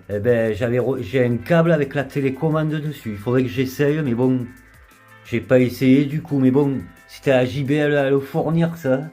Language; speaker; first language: French; native; French